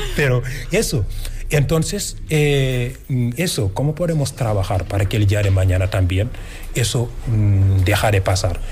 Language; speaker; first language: Spanish; non-native, fluent; Wolof